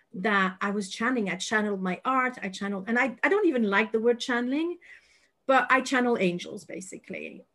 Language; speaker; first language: English; non-native, fluent; French